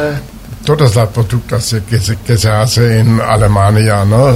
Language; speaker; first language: Spanish; non-native, learner; German